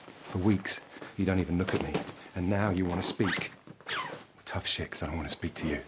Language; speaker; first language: English; native; English